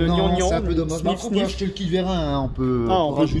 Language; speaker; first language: French; native; French